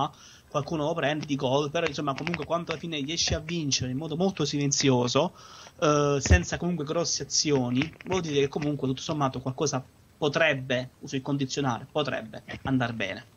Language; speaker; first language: Italian; native; Italian